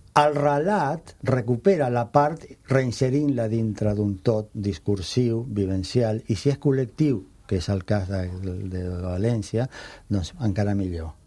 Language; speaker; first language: Catalan; non-native, fluent; Spanish